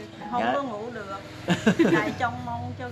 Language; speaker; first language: Vietnamese; non-native, local second language; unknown